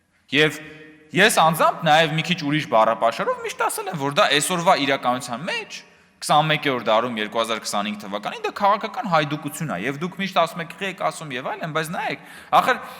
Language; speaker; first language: Armenian; native; Armenian